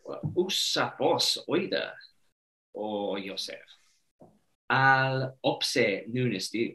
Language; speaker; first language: Greek; non-native, learner; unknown